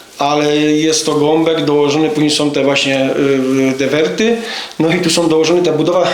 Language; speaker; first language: Polish; native; Polish